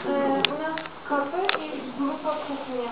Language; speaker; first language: Russian; non-native, learner; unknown